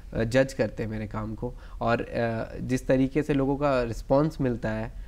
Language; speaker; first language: Hindi; native; Hindi